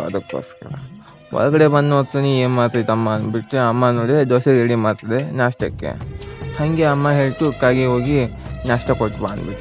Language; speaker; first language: Kannada; native; Kannada